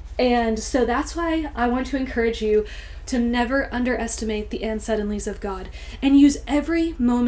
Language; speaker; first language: English; native; English